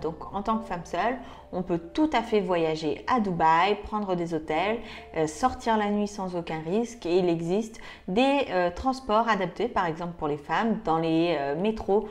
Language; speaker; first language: French; native; French